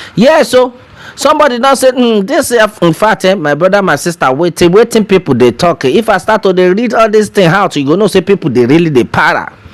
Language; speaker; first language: Nigerian Pidgin; non-native, local second language; Yoruba